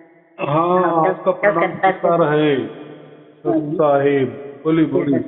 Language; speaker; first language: Hindi; native; Hindi